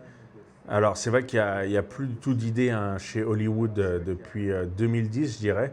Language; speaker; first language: French; native; French